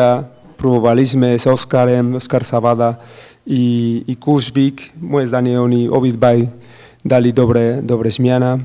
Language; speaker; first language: Polish; non-native, learner; Spanish